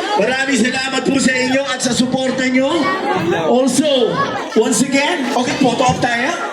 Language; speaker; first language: Filipino; native; Filipino